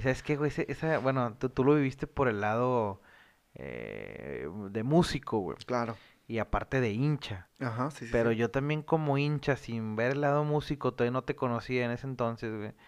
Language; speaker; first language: Spanish; native; Spanish